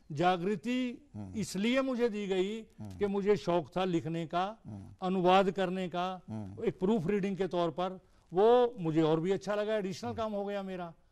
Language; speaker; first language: Hindi; non-native, local second language; Punjabi